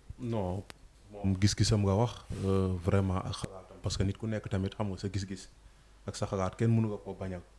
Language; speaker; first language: Wolof; non-native, local second language; Serer